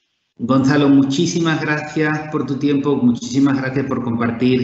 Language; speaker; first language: Spanish; native; Spanish